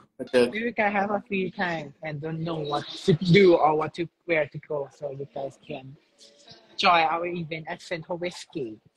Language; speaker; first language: English; non-native, learner; Thai